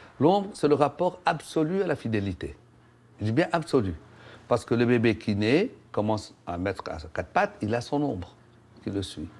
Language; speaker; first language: French; non-native, local second language; Arabic